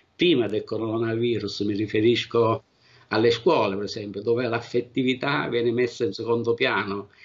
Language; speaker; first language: Italian; native; Italian